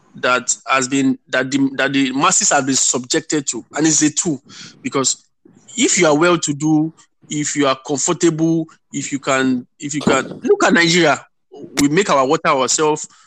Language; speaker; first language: English; non-native, local second language; Yoruba